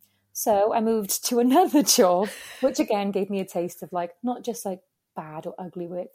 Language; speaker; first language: English; native; English